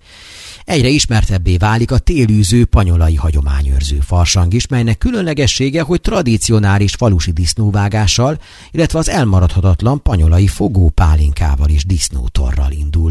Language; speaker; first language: Hungarian; native; Hungarian